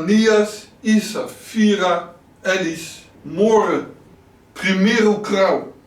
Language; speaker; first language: Portuguese; non-native, learner; Dutch